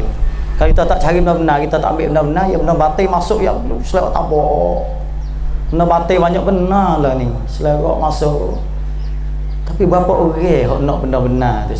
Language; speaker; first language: Malay; native; Malay